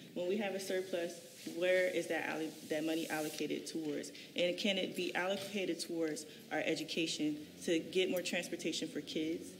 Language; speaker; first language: English; native; English